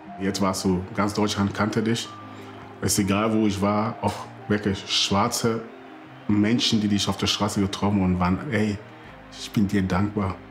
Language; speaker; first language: German; early bilingual, other home language; Akan